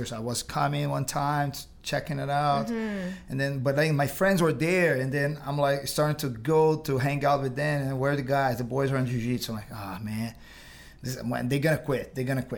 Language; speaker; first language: English; non-native, fluent; Portuguese